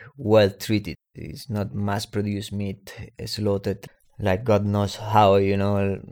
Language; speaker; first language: English; non-native, fluent; Spanish